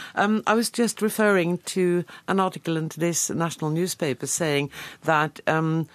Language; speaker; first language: English; non-native, fluent; Norwegian